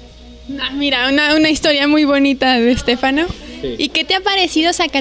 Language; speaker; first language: Spanish; native; Spanish